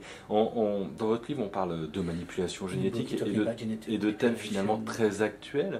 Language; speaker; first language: French; native; French